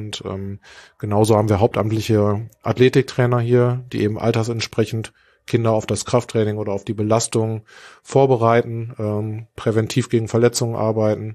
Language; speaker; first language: German; native; German